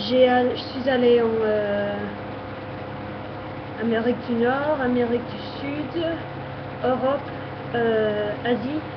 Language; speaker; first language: French; non-native, fluent; English